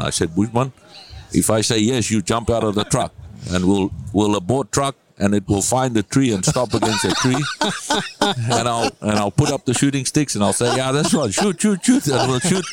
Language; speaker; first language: English; non-native, local second language; Afrikaans